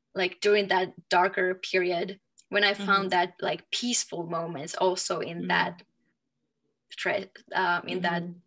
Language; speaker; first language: English; non-native, fluent; Finnish